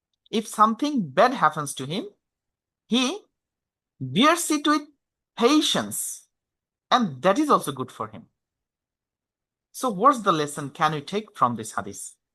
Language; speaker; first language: English; non-native, local second language; Bangla